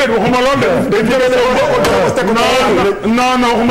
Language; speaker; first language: Wolof; native; Wolof